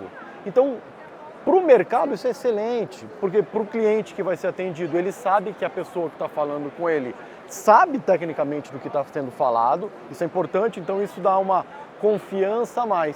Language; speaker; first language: Portuguese; native; Portuguese